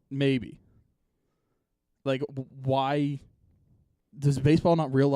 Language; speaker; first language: English; native; English